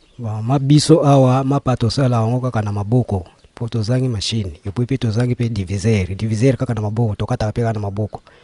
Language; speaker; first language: Lingala; non-native, local second language; Kongo